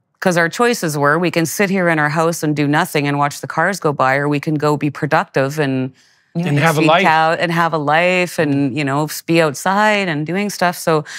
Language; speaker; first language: English; native; English